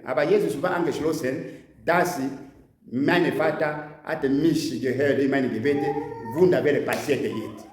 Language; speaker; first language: German; non-native, learner; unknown